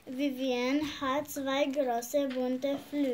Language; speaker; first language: German; non-native, learner; Romanian